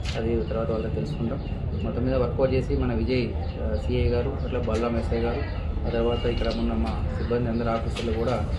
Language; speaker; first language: Telugu; native; Telugu